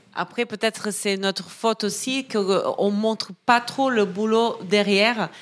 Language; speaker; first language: French; non-native, fluent; Portuguese